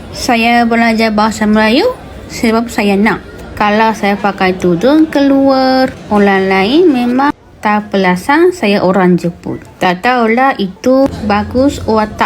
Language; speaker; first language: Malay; non-native, fluent; Japanese